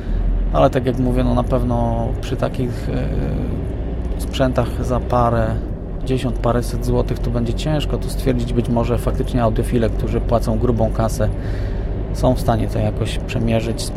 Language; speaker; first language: Polish; native; Polish